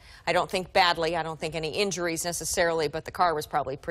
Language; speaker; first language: English; native; English